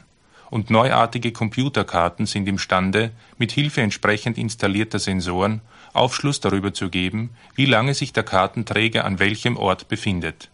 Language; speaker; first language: German; native; German